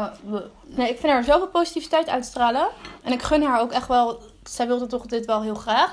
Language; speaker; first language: Dutch; native; Dutch